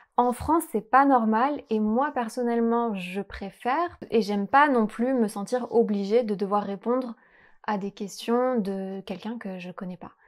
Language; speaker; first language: French; native; French